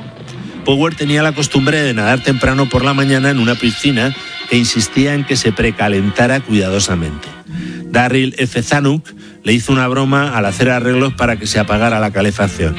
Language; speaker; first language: Spanish; native; Spanish